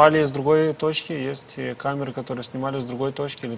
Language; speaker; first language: Russian; non-native, local second language; Romanian